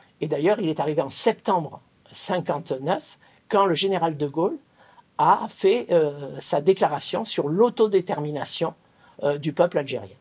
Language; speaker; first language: French; native; French